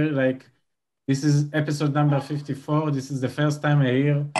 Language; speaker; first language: English; non-native, fluent; Hebrew